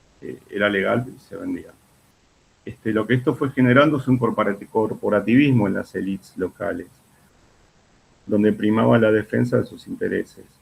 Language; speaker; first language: Spanish; native; Spanish